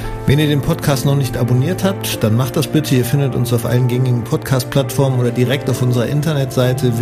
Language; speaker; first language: German; native; German